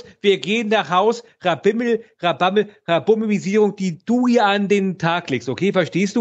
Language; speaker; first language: German; native; German